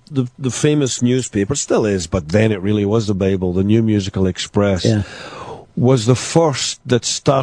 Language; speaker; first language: English; native; English